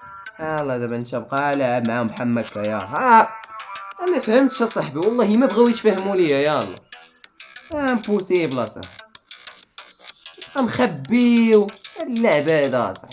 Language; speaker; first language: Arabic; native; Arabic